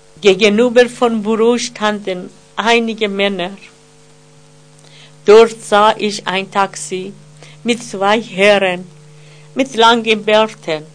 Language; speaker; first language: German; non-native, fluent; Persian